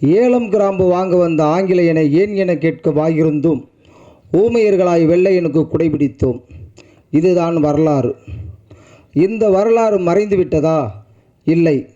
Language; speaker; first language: Tamil; native; Tamil